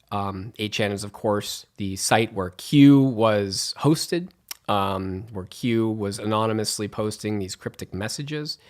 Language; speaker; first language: English; native; English